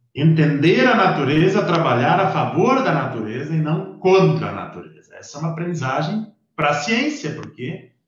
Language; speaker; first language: Portuguese; native; Portuguese